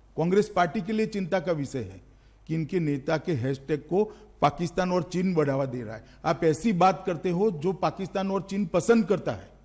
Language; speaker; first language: Hindi; non-native, local second language; Gujarati